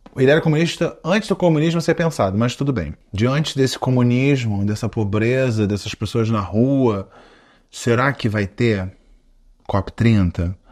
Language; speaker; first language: Portuguese; native; Portuguese